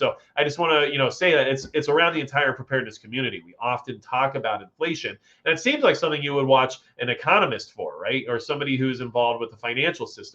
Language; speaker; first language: English; native; English